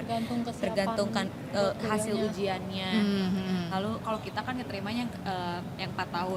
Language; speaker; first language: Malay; non-native, local second language; Sundanese